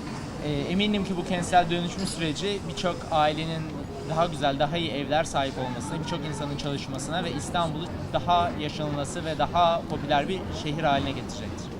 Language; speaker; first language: Turkish; native; Turkish